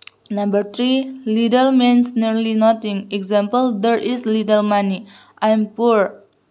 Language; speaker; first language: English; non-native, learner; Indonesian